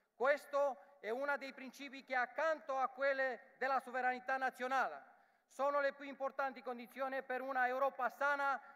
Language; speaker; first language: Italian; non-native, learner; Romanian